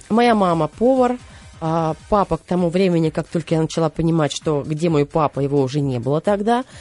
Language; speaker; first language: Russian; native; Russian